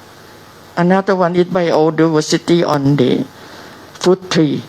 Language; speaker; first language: English; non-native, learner; Thai